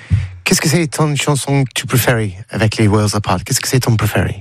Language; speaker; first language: French; non-native, learner; English